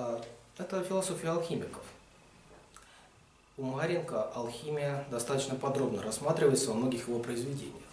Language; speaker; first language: Russian; native; Russian